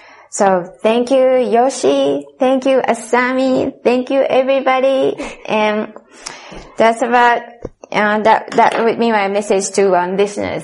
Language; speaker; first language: English; non-native, fluent; Japanese